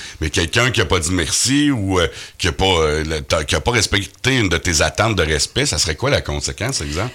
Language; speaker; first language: French; native; French